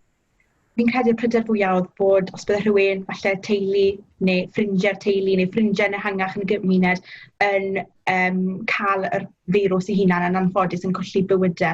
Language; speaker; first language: Welsh; native; Welsh